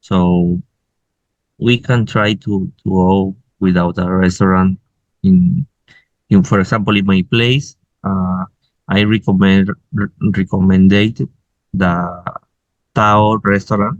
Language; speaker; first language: English; non-native, learner; Spanish